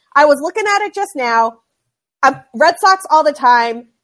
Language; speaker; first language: English; native; English